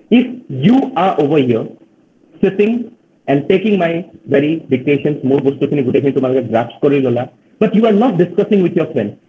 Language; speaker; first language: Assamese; native; Assamese